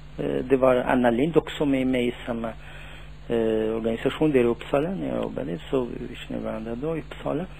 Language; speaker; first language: Swedish; non-native, fluent; Tachelhit